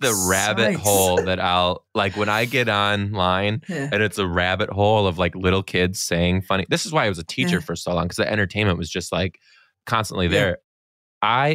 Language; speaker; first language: English; native; English